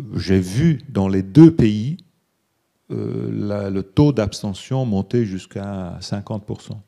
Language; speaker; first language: French; early bilingual, other home language; Italian